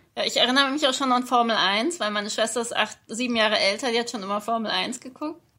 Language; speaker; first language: German; early bilingual, other home language; Persian